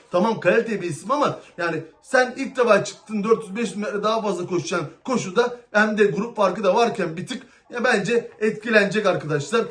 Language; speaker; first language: Turkish; native; Turkish